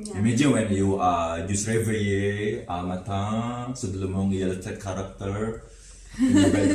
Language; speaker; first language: French; non-native, learner; Indonesian